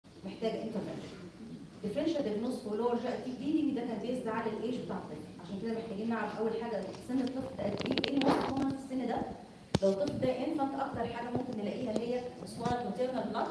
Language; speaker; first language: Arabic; native; Arabic